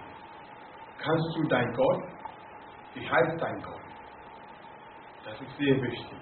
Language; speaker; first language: German; non-native, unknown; Akan